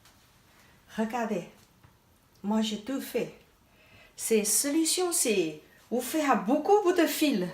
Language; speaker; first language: French; non-native, learner; Chinese